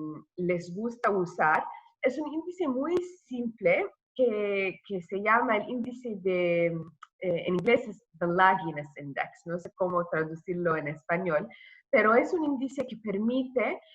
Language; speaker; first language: Spanish; non-native, fluent; English